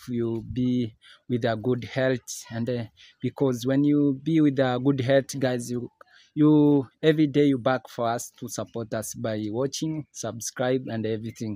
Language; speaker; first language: English; non-native, learner; Swahili